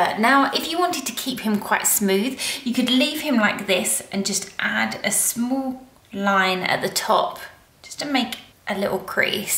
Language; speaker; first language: English; native; English